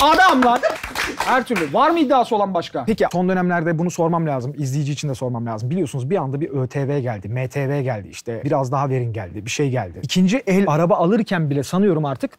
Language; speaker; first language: Turkish; native; Turkish